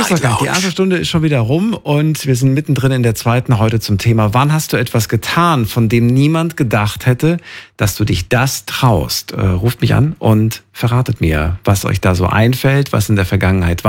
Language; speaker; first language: German; native; German